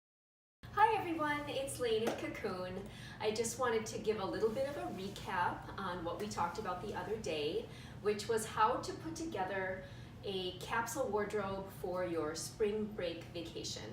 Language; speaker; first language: English; native; English